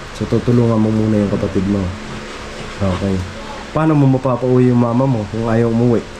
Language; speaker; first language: Filipino; non-native, local second language; Waray